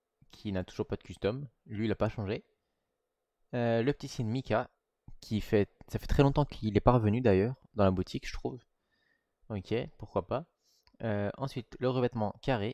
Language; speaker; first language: French; native; French